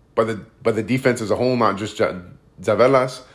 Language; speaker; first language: English; native; English